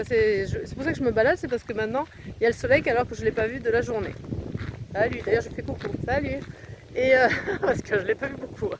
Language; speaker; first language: French; native; French